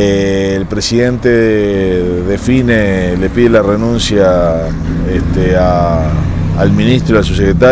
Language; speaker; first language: Spanish; native; Spanish